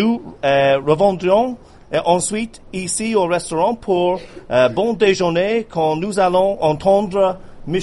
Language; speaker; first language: French; non-native, learner; English